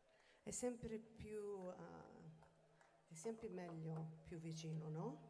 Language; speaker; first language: Italian; non-native, learner; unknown